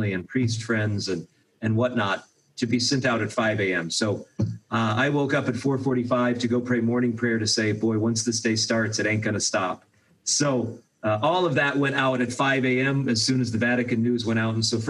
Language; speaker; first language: English; native; English